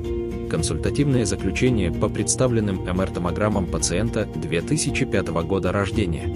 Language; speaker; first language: Russian; native; Russian